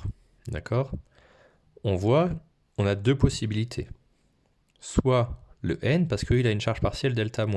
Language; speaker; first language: French; native; French